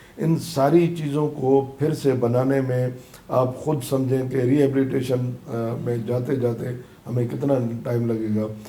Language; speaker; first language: Urdu; non-native, local second language; Sindhi